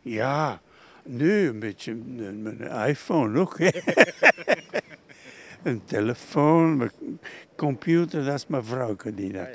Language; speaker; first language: Dutch; non-native, local second language; French